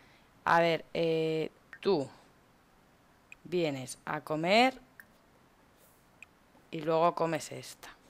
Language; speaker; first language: Spanish; native; Spanish